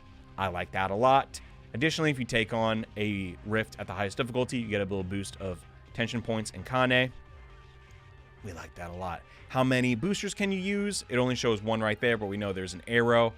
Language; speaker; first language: English; native; English